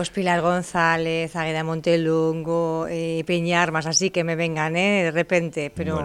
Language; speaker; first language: Spanish; native; Spanish